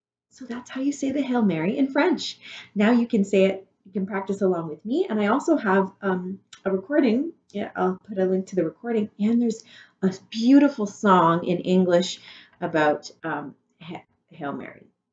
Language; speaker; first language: English; native; English